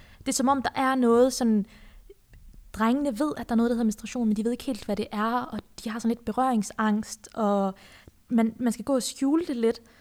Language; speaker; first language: Danish; early bilingual, other home language; Persian